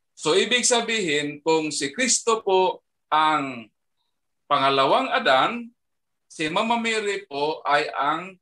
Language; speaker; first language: Filipino; non-native, local second language; Cebuano